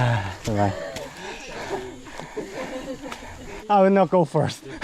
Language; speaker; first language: English; non-native, learner; Korean